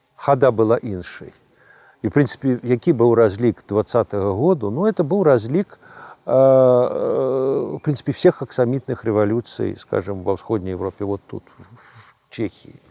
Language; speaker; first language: Belarusian; non-native, local second language; Russian